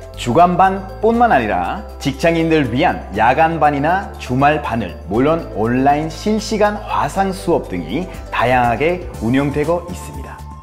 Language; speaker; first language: Korean; non-native, fluent; Spanish